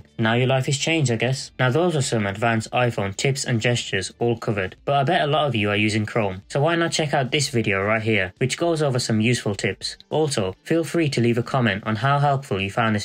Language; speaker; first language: English; native; English